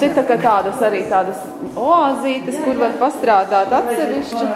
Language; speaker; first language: Latvian; native; Latvian